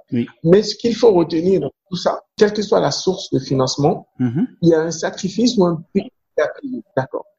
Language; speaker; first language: French; non-native, local second language; Fon